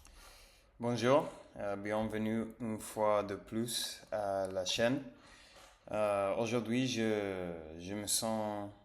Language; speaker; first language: French; non-native, learner; English